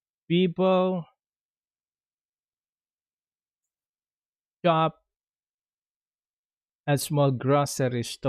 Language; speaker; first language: English; non-native, fluent; Indonesian